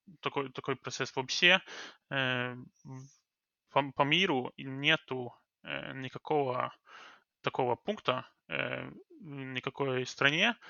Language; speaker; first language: Russian; non-native, fluent; Norwegian